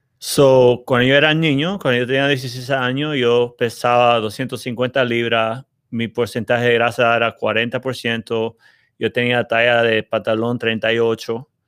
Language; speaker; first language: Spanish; early bilingual, heritage; Spanish